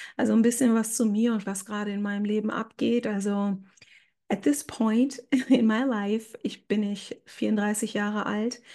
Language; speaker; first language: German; native; German